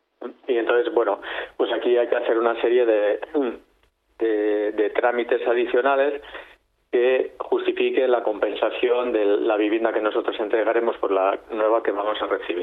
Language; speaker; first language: Spanish; native; Spanish